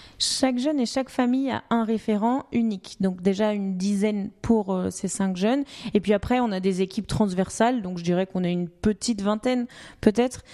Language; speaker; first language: French; native; French